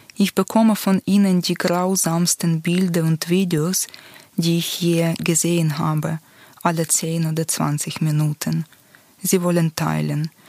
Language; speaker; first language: German; non-native, fluent; Ukrainian